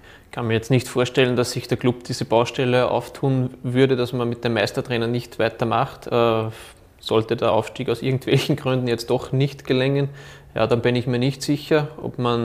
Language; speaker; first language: German; native; German